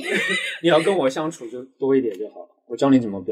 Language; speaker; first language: Chinese; native; Chinese